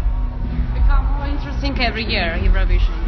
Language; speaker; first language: English; non-native, learner; Russian